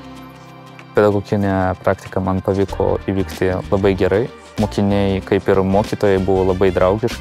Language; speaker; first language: Lithuanian; non-native, local second language; Polish